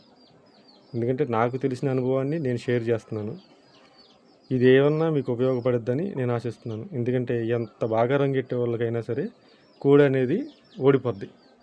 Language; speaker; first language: Telugu; native; Telugu